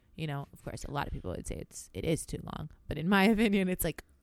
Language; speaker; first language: English; early bilingual, other home language; Greek